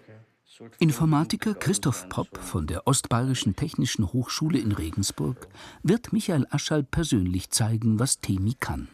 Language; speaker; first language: German; native; German